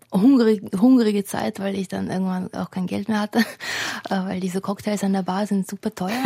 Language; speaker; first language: German; non-native, fluent; Russian